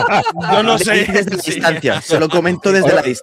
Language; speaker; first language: Spanish; native; Spanish